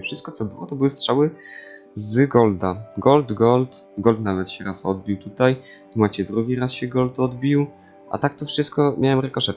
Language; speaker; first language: Polish; native; Polish